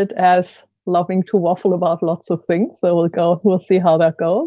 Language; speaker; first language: English; non-native, fluent; German